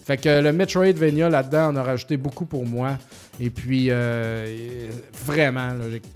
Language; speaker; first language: French; native; French